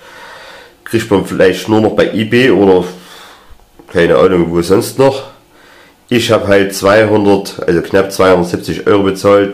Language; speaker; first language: German; native; German